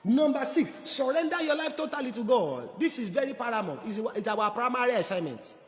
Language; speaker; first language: English; non-native, local second language; Yoruba